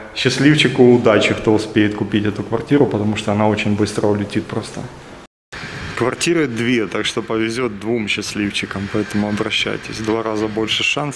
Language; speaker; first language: Russian; native; Russian